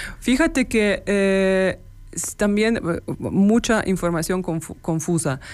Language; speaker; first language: Spanish; non-native, fluent; Ukrainian